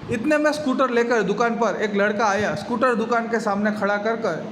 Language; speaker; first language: Hindi; non-native, local second language; Gujarati